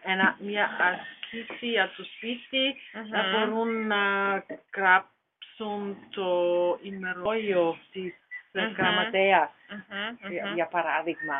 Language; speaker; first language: Greek; non-native, learner; German